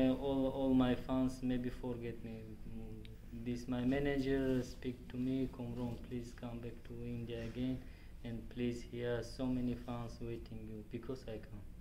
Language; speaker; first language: English; non-native, learner; Tajik